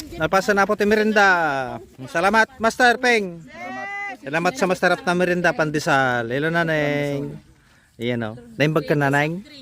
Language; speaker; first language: Filipino; non-native, local second language; Iloko